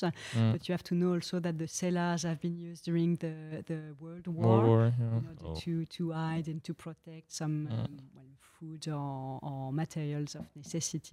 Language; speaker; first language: English; non-native, fluent; French